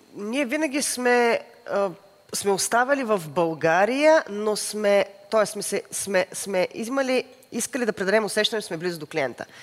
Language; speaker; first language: Bulgarian; native; Bulgarian